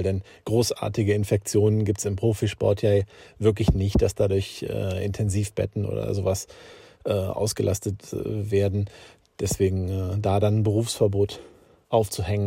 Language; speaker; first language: German; native; German